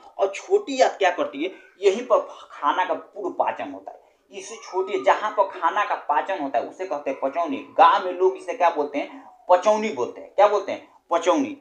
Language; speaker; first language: Hindi; native; Hindi